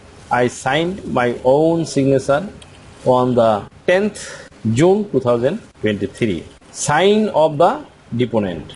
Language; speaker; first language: English; non-native, local second language; Bangla